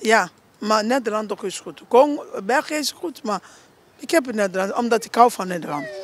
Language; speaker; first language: Dutch; non-native, learner; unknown